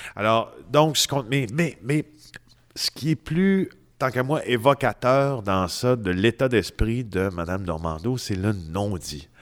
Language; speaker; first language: French; native; French